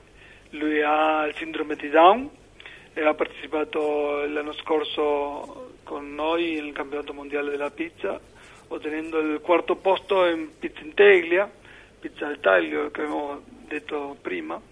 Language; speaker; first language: Italian; non-native, learner; Spanish